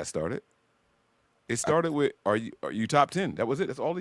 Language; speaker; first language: English; native; English